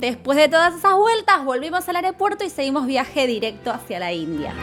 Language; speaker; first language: Spanish; native; Spanish